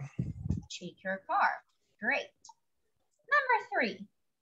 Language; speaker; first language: English; non-native, fluent; Portuguese